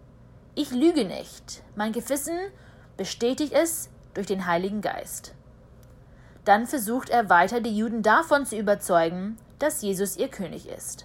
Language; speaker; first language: German; early bilingual, heritage; German